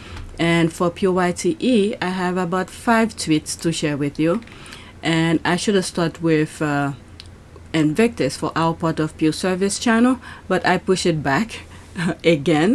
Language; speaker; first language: English; native; English